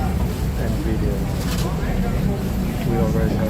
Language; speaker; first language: English; non-native, fluent; Thai